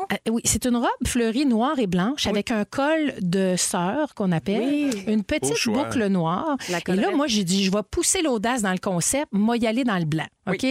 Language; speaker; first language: French; native; French